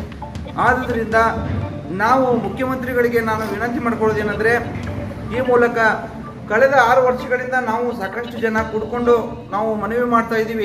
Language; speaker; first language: Kannada; native; Kannada